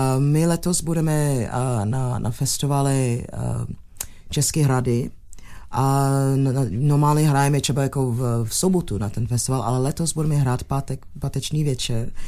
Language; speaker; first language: Czech; non-native, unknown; English